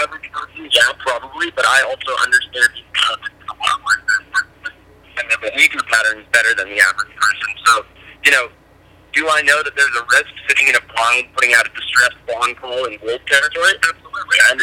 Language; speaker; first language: English; native; English